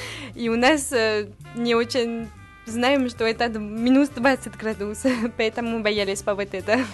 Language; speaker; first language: Russian; non-native, learner; French